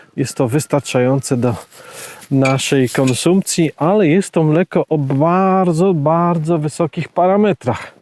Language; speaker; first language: Polish; native; Polish